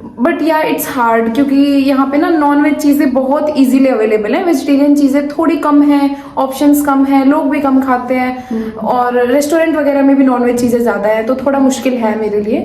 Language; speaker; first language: Hindi; native; Hindi